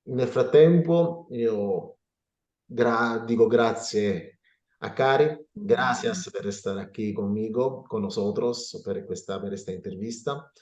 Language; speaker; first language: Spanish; non-native, learner; Italian